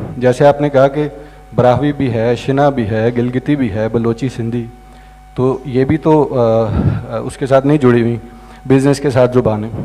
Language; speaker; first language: Urdu; non-native, local second language; Punjabi